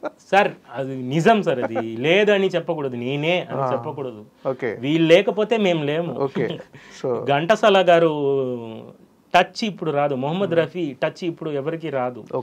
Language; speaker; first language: Telugu; non-native, fluent; Tamil